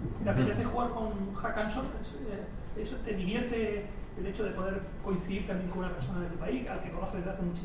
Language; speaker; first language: Spanish; native; Spanish